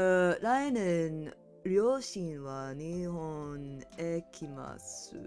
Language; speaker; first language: Japanese; non-native, learner; English